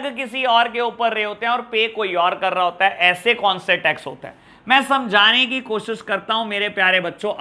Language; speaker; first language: Hindi; native; Hindi